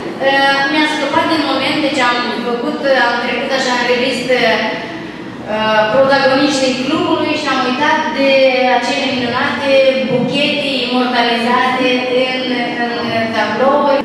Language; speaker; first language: Romanian; native; Romanian